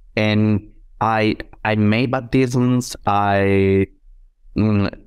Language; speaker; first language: English; non-native, fluent; Spanish